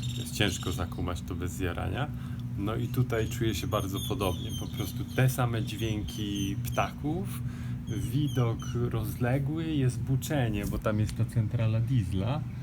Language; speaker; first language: Polish; native; Polish